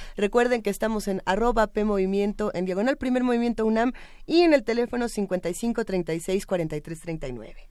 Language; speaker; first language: Spanish; native; Spanish